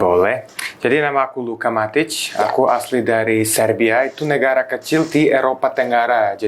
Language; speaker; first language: Indonesian; non-native, fluent; Serbian